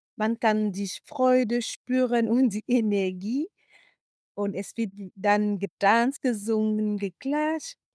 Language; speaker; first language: German; non-native, fluent; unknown